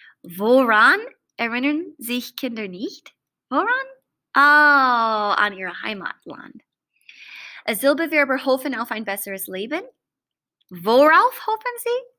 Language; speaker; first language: German; non-native, fluent; English